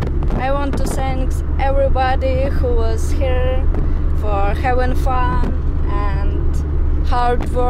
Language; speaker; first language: English; non-native, learner; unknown